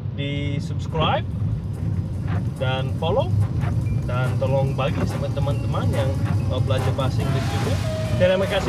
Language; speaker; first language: Indonesian; non-native, fluent; English